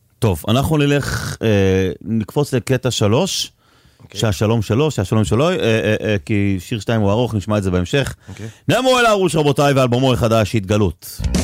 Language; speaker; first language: Hebrew; native; Hebrew